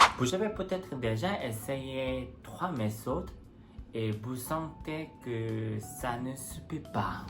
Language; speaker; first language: French; non-native, fluent; Korean